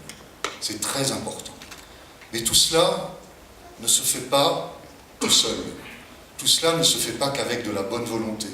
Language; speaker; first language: French; native; French